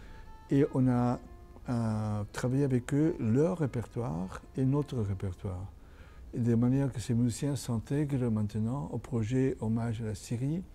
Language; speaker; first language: French; non-native, fluent; Catalan